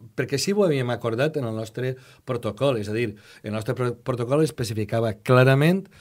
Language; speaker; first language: Catalan; native; Catalan